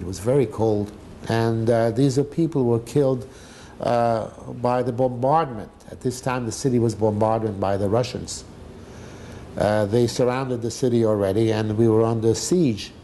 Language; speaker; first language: English; non-native, fluent; Hungarian